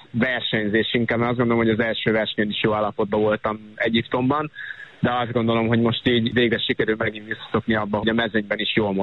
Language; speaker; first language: Hungarian; native; Hungarian